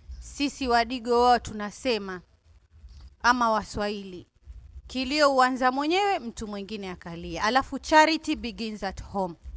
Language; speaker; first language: Swahili; native; Swahili